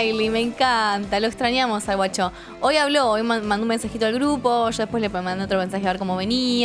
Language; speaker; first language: Spanish; native; Spanish